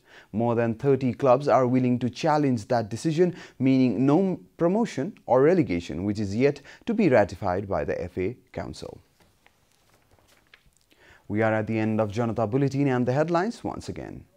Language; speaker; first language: English; non-native, fluent; Nepali